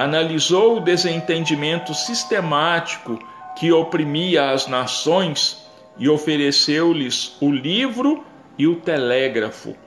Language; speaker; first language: Portuguese; native; Portuguese